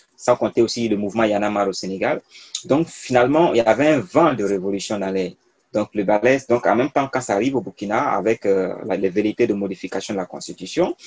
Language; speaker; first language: French; non-native, local second language; Mossi